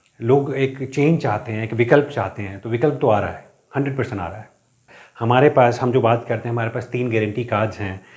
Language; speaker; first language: Hindi; non-native, local second language; Punjabi